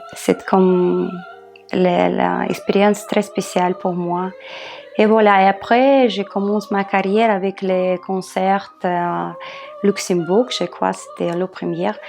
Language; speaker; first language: French; non-native, learner; Russian